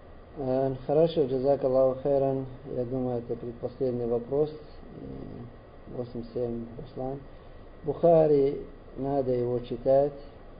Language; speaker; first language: Russian; non-native, learner; Arabic